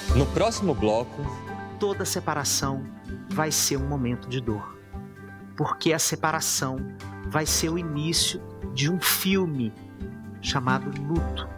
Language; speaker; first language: Portuguese; native; Portuguese